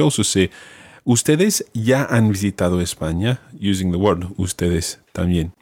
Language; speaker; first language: Spanish; non-native, fluent; English